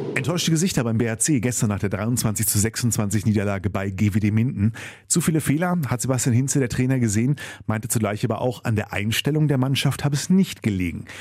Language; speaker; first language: German; native; German